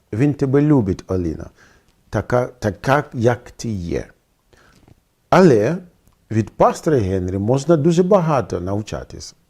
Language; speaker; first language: Ukrainian; non-native, fluent; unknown